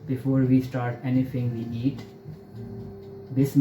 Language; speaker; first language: English; non-native, local second language; Urdu